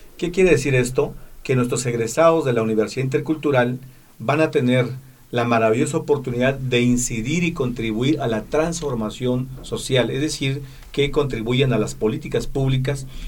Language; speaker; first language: Spanish; non-native, local second language; Tzeltal